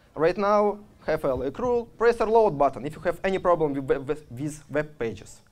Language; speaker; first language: English; non-native, fluent; Russian